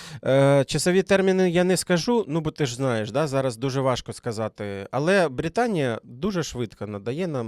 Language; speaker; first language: Ukrainian; native; Ukrainian